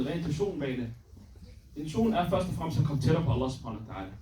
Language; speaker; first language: Danish; early bilingual, other home language; Somali